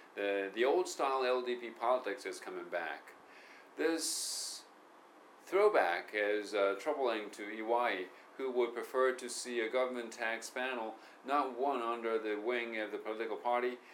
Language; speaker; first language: English; non-native, fluent; Japanese